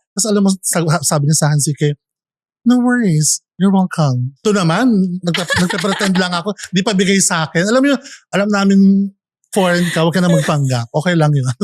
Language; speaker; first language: Filipino; native; Filipino